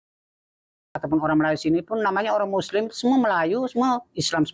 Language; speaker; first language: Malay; non-native, fluent; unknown